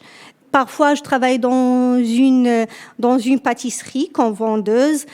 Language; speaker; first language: French; non-native, local second language; Berber languages